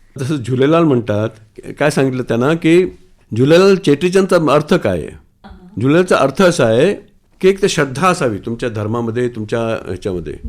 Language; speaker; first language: Marathi; non-native, local second language; Sindhi